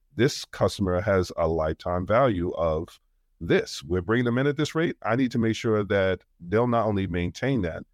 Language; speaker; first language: English; native; English